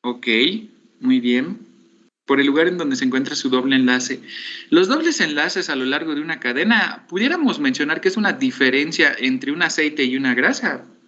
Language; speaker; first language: Spanish; native; Spanish